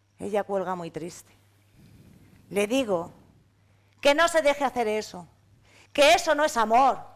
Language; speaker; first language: Spanish; native; Spanish